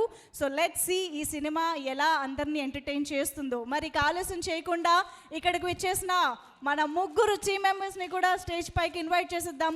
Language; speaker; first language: Telugu; native; Telugu